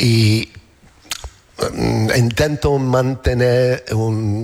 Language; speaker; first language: Spanish; non-native, learner; English